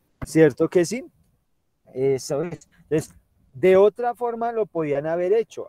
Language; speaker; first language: Spanish; native; Spanish